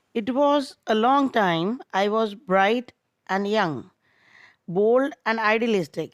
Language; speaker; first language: English; non-native, local second language; Punjabi